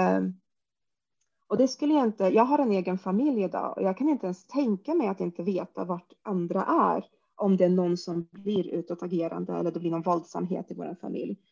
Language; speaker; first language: Swedish; early bilingual, other home language; Arabic